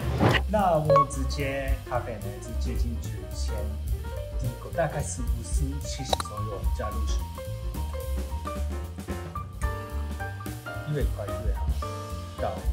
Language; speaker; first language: Chinese; non-native, learner; Japanese